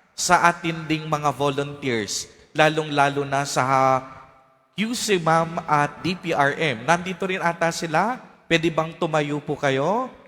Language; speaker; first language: Filipino; native; Filipino